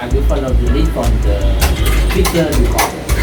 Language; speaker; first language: English; non-native, learner; Vietnamese